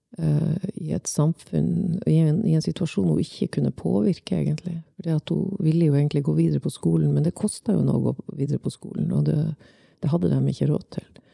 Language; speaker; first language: Norwegian; native; Norwegian